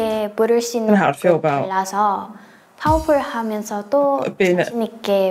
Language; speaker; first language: Korean; non-native, learner; Thai